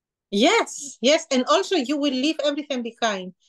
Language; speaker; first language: English; non-native, fluent; Spanish